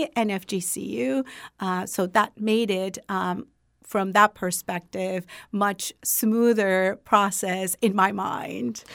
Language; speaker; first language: English; non-native, fluent; Turkish